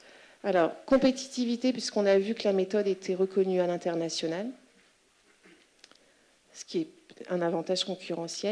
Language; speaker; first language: French; native; French